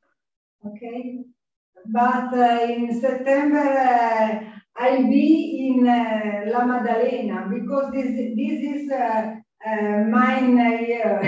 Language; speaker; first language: English; non-native, learner; Italian